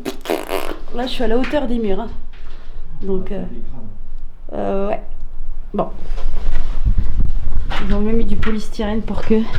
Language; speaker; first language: French; native; French